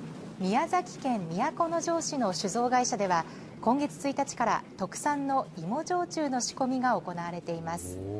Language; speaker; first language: Japanese; native; Japanese